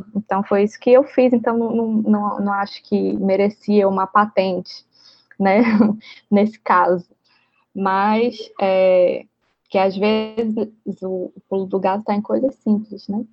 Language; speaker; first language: Portuguese; native; Portuguese